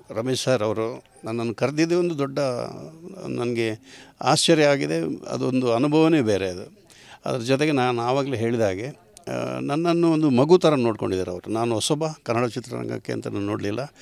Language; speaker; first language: Kannada; non-native, local second language; Tulu